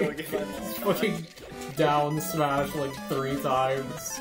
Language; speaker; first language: English; native; English